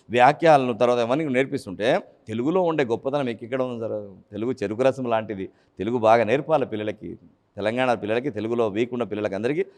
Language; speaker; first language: Telugu; native; Telugu